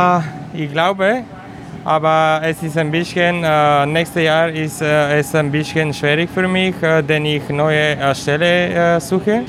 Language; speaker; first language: German; non-native, learner; Bulgarian